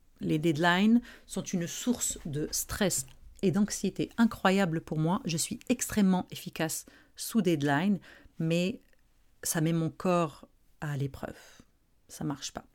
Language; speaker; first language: French; non-native, local second language; Arabic